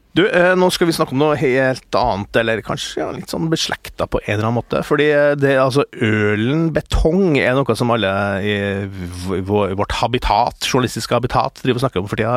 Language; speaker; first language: Norwegian; native; Norwegian